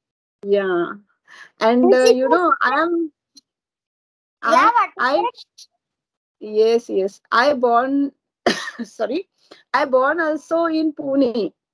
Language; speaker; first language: English; non-native, learner; Marathi